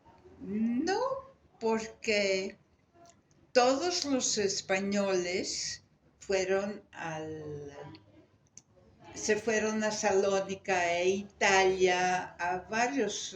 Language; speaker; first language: Spanish; native; Spanish